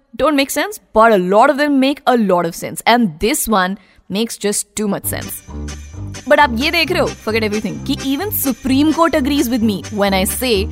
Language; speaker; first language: Hindi; native; Hindi